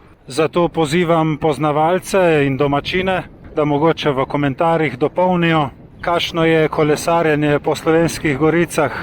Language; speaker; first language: Slovenian; native; Slovenian